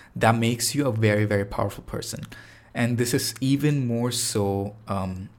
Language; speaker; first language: English; non-native, local second language; Tamil